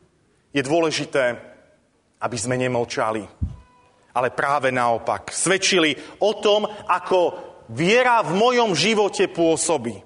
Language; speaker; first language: Slovak; native; Slovak